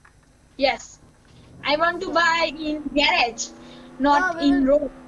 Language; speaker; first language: English; non-native, learner; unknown